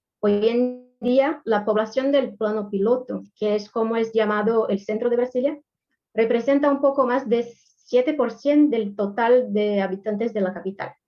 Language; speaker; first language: Spanish; non-native, fluent; Portuguese